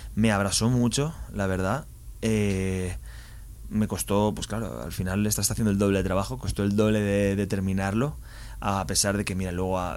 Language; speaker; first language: Spanish; native; Spanish